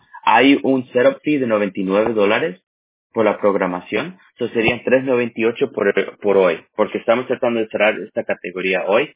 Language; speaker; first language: Spanish; early bilingual, heritage; Spanish